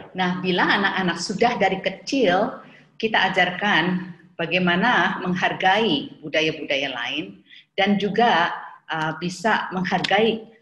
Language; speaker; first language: Indonesian; non-native, local second language; Javanese